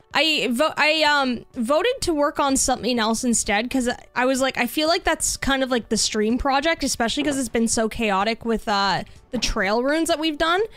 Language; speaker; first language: English; native; English